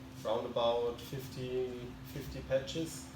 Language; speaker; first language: English; non-native, learner; German